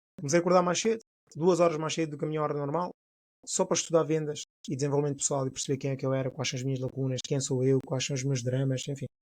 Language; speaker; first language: Portuguese; non-native, local second language; Upper Guinea Crioulo